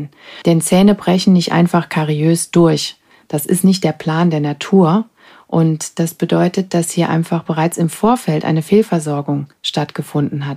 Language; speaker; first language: German; native; German